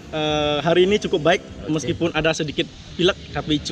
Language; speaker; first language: Indonesian; non-native, local second language; Balinese